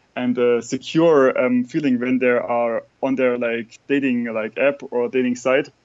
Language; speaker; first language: English; non-native, fluent; German